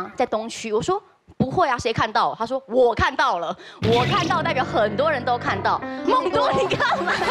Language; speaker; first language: Chinese; native; Chinese